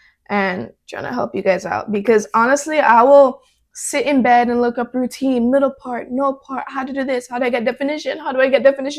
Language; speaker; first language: English; native; English